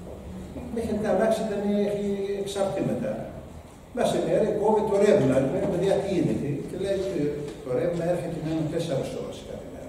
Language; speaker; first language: Greek; non-native, learner; Arabic